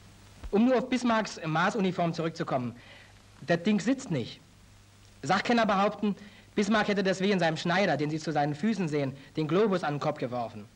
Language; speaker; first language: German; native; German